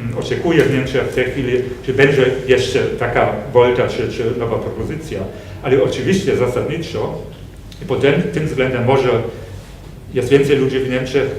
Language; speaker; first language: Polish; non-native, fluent; German